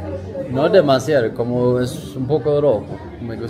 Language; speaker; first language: Spanish; non-native, learner; Swedish